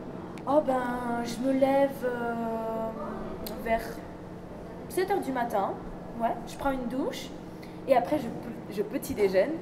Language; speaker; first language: French; non-native, learner; Spanish